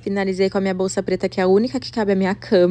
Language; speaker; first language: Portuguese; native; Portuguese